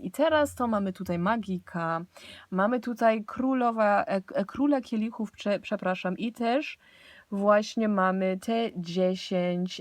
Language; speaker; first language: Polish; early bilingual, heritage; Polish